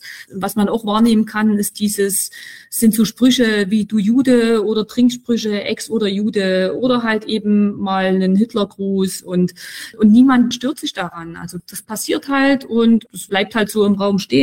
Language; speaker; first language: German; native; German